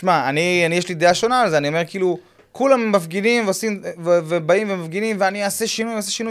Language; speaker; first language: Hebrew; native; Hebrew